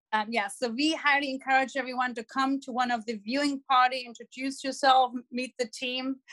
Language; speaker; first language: English; non-native, fluent; German